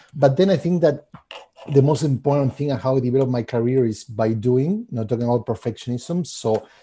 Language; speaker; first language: English; non-native, fluent; Spanish